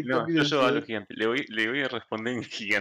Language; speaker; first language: Spanish; native; Spanish